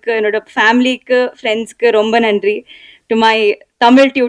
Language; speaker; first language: Tamil; non-native, learner; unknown